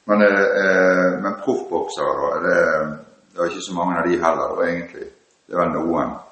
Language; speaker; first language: Norwegian; native; Norwegian